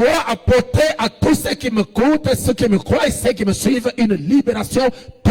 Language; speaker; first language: French; non-native, local second language; Lingala